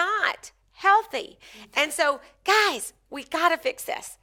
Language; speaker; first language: English; native; English